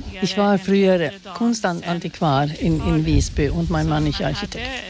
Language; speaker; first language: German; non-native, fluent; Swedish